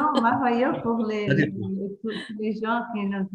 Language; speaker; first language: French; non-native, learner; Portuguese